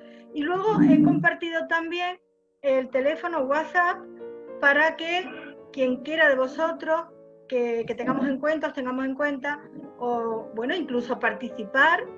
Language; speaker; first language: Spanish; native; Spanish